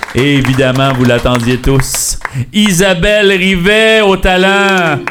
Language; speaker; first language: French; native; French